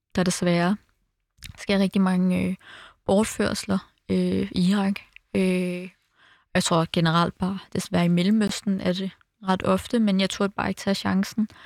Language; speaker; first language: Danish; early bilingual, other home language; Arabic